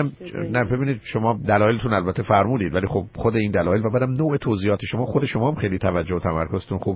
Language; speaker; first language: Persian; native; Persian